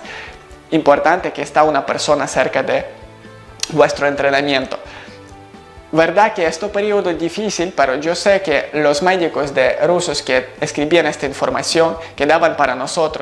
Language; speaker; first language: Spanish; non-native, learner; Ukrainian